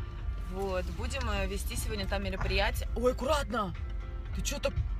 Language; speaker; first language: Russian; native; Russian